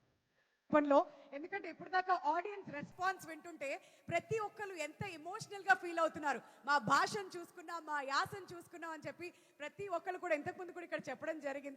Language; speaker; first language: Telugu; native; Telugu